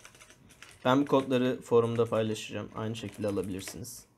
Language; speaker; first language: Turkish; native; Turkish